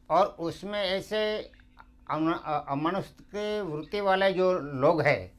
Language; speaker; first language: Hindi; native; Hindi